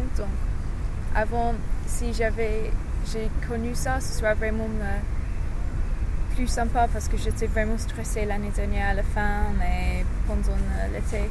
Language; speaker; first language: French; non-native, learner; English